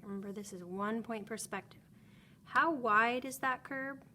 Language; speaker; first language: English; native; English